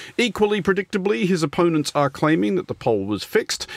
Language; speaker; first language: English; native; English